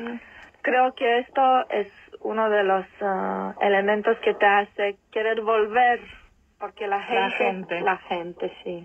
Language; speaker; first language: Spanish; non-native, fluent; Romanian